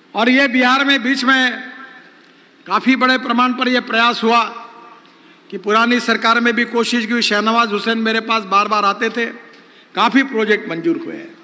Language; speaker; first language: Hindi; non-native, local second language; Marathi